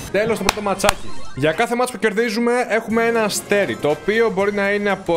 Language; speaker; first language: Greek; native; Greek